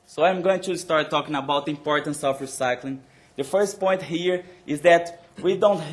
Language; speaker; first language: English; non-native, fluent; Portuguese